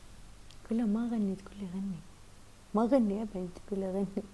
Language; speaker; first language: Arabic; native; Arabic